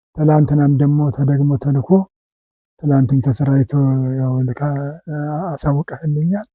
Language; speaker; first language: Amharic; native; Amharic